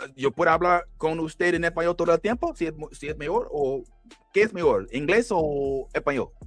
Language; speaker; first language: Spanish; non-native, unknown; English